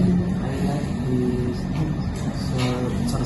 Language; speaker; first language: English; non-native, learner; Indonesian